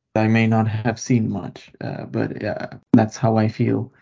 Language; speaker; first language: English; non-native, fluent; Lithuanian